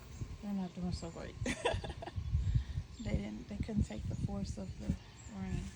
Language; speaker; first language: English; native; English